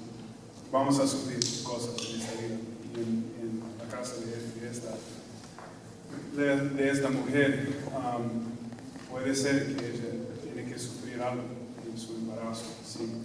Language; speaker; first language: Spanish; non-native, fluent; English